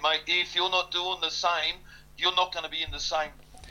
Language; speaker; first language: English; native; English